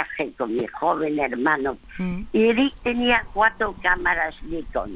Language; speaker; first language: Spanish; early bilingual, other home language; French